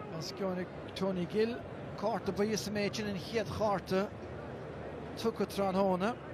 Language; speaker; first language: Irish; native; Irish